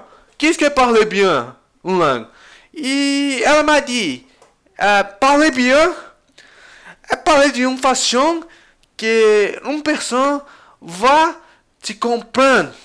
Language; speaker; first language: French; non-native, learner; Portuguese